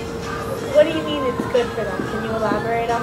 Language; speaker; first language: English; native; English